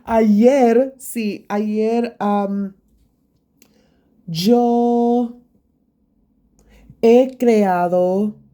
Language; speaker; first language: Spanish; non-native, learner; English